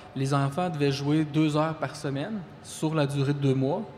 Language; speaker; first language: French; native; French